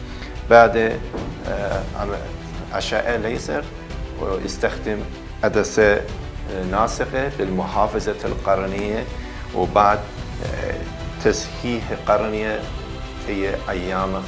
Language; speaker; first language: Arabic; non-native, learner; Persian